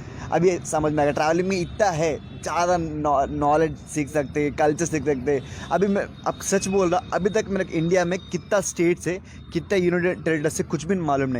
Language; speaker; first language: Hindi; non-native, local second language; Telugu